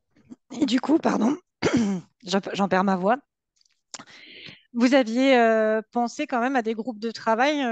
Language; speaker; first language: French; native; French